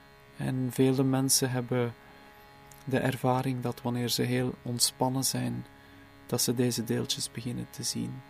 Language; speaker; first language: Dutch; native; Dutch